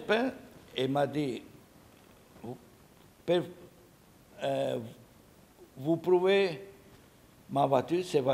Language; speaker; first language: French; non-native, learner; Italian